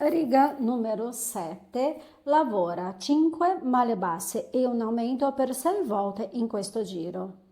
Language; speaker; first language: Italian; non-native, fluent; Portuguese